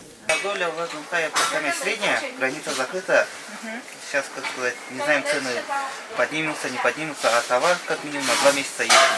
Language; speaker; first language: Russian; native; Russian